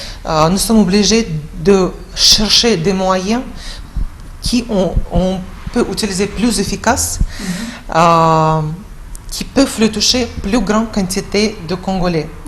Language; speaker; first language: French; non-native, fluent; Russian